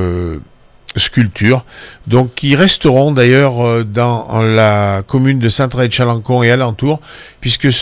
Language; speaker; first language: French; native; French